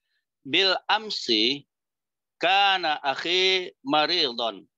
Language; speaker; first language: Arabic; non-native, learner; Indonesian